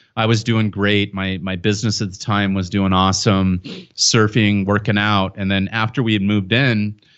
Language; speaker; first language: English; native; English